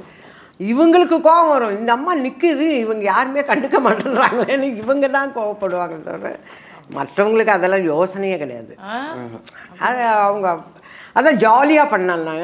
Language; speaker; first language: Tamil; native; Tamil